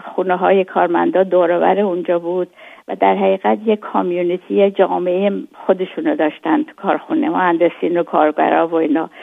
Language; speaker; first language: Persian; native; Persian